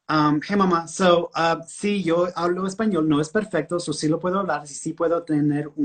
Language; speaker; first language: Spanish; early bilingual, heritage; Spanish